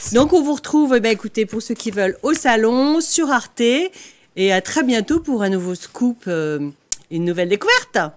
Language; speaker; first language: French; native; French